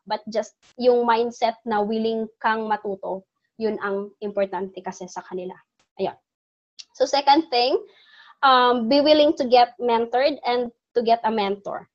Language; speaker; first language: Filipino; non-native, local second language; Cebuano